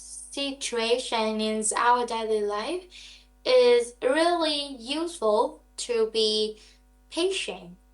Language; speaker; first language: English; non-native, learner; Vietnamese